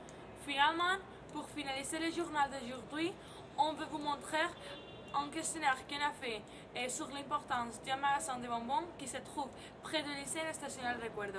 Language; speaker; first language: French; non-native, learner; Spanish